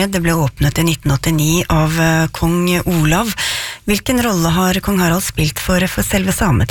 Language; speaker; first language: Norwegian; native; Norwegian